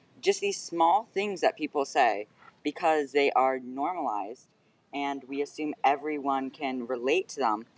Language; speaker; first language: English; native; English